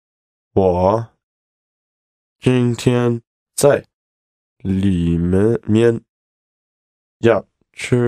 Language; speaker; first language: Chinese; non-native, learner; English